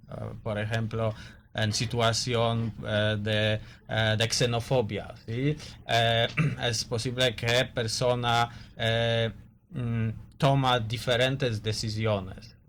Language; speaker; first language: Spanish; non-native, learner; Polish